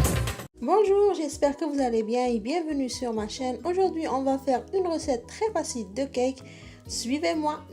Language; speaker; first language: French; non-native, local second language; Arabic